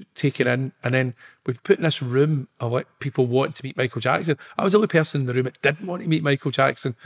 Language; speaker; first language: English; native; English